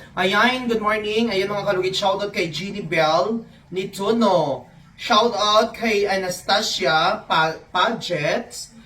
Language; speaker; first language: Filipino; non-native, local second language; Cebuano